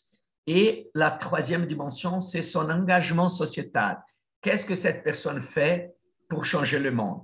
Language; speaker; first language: French; non-native, fluent; Portuguese